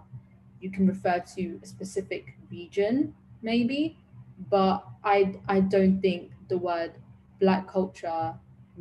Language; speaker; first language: English; native; English